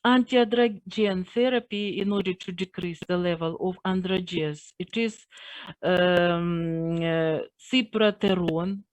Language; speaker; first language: English; non-native, fluent; Russian